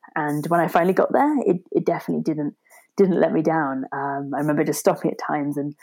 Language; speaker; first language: English; native; English